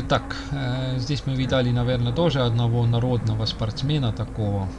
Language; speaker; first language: Russian; non-native, local second language; Estonian